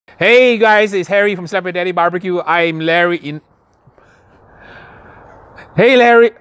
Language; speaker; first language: English; native; English